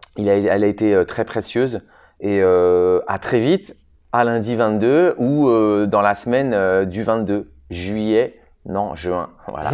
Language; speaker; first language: French; native; French